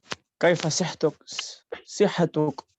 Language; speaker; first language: Arabic; non-native, learner; Urdu